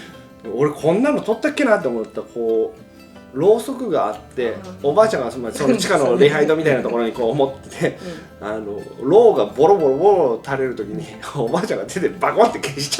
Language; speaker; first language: Japanese; native; Japanese